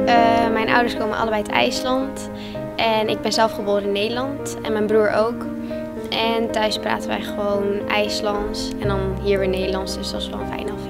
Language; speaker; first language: Dutch; early bilingual, other home language; Icelandic